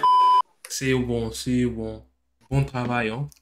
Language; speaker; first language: French; non-native, learner; English